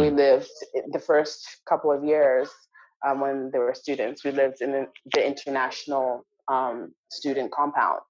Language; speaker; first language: English; native; English